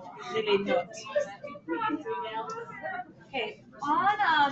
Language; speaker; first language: French; non-native, fluent; English